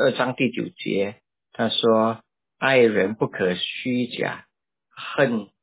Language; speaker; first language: Chinese; native; Chinese